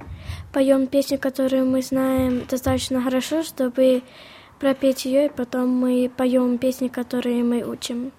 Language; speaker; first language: Russian; early bilingual, heritage; Russian